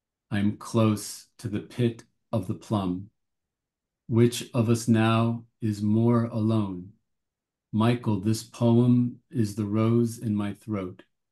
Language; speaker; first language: English; native; English